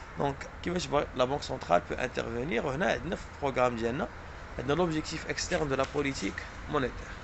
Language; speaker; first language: French; non-native, local second language; Arabic